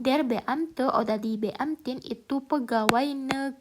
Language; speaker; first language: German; non-native, fluent; Indonesian